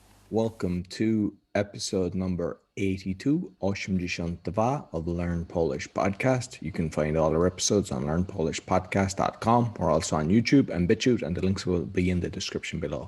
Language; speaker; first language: English; native; English